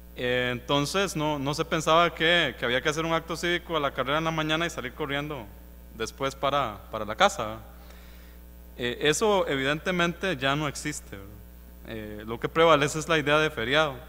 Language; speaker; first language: Spanish; native; Spanish